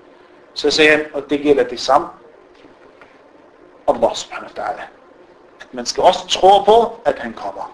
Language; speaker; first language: Danish; non-native, fluent; Arabic